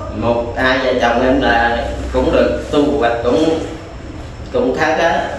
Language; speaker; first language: Vietnamese; non-native, local second language; Khmer